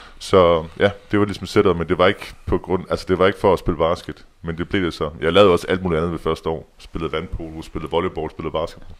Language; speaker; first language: Danish; native; Danish